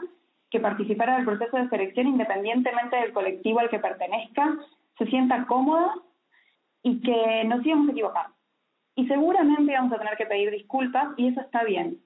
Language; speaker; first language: Spanish; native; Spanish